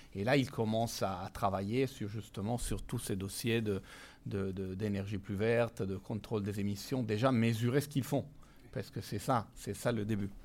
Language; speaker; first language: French; non-native, fluent; Italian